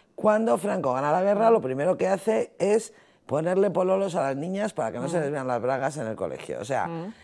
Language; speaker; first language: Spanish; native; Spanish